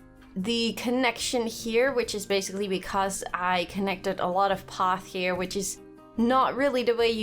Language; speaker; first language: English; non-native, fluent; Dutch